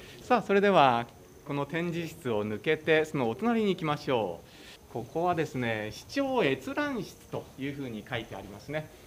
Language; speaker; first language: Japanese; native; Japanese